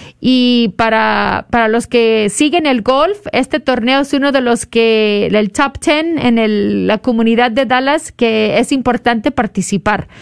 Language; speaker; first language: Spanish; early bilingual, heritage; Spanish